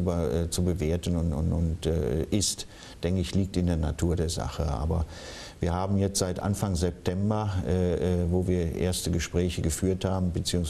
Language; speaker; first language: German; native; German